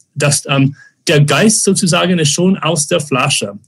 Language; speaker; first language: German; non-native, fluent; English